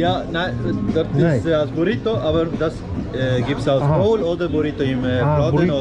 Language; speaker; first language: German; non-native, learner; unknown